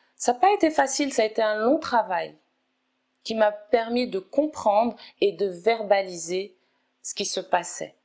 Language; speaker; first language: French; native; French